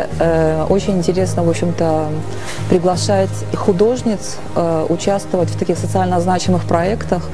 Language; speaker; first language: Russian; native; Russian